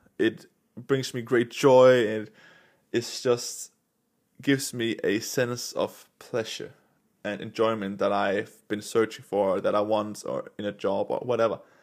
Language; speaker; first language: English; non-native, fluent; Danish